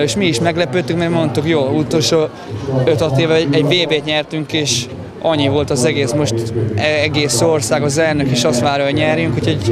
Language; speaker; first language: Hungarian; non-native, fluent; Italian